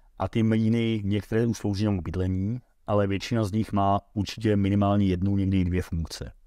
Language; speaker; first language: Czech; early bilingual, heritage; Dutch